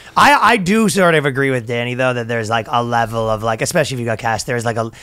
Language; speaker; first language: English; native; English